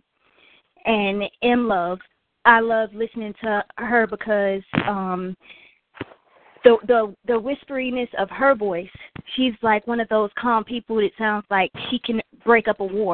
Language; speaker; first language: English; native; English